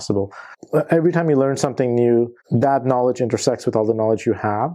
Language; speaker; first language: English; native; English